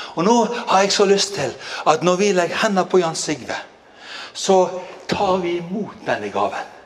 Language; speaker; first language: Norwegian; native; Norwegian